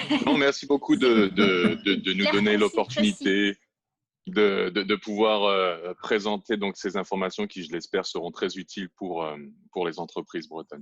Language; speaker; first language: French; native; French